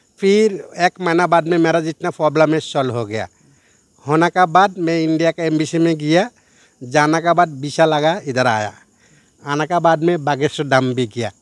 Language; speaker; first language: Hindi; non-native, learner; Bangla